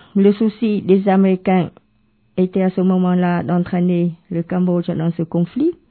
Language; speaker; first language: French; non-native, local second language; Khmer